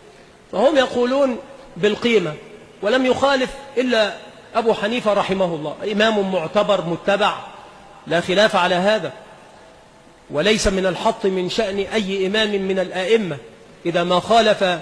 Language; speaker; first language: Arabic; native; Arabic